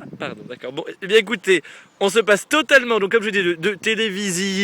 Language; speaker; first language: French; native; French